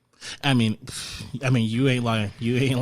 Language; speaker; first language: English; native; English